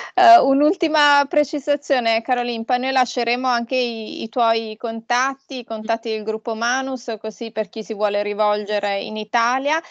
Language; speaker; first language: Italian; native; Italian